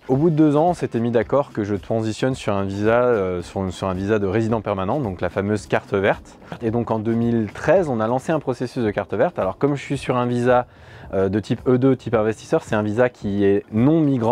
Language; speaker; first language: French; native; French